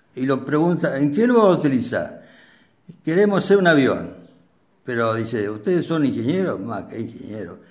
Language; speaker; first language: Spanish; native; Spanish